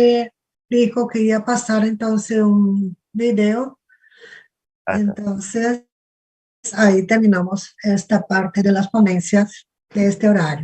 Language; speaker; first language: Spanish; non-native, fluent; Portuguese